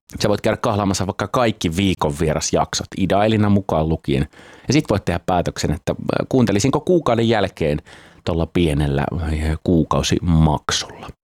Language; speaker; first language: Finnish; native; Finnish